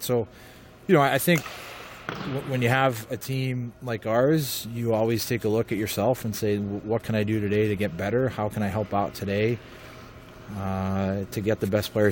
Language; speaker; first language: English; native; English